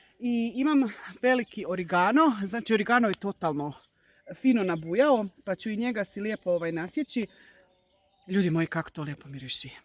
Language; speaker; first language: Bosnian; early bilingual, heritage; Croatian